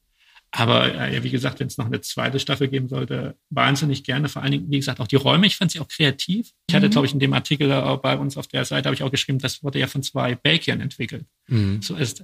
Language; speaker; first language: German; native; German